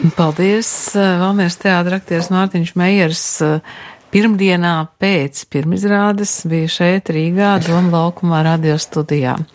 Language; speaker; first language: Latvian; native; Latvian